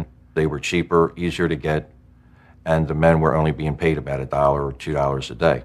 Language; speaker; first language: English; native; English